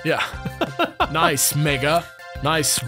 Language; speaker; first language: English; native; English